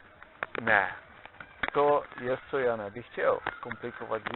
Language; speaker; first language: Polish; non-native, learner; Slovenian